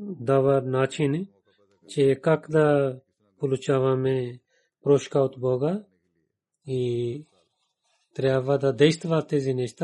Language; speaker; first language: Bulgarian; non-native, learner; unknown